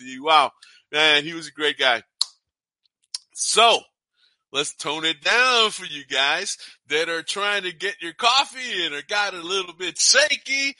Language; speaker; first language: English; early bilingual, other home language; Spanish